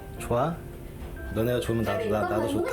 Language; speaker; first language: Korean; native; Korean